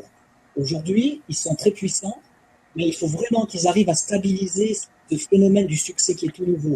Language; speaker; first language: French; native; French